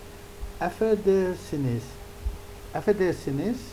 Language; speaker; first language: Turkish; non-native, learner; English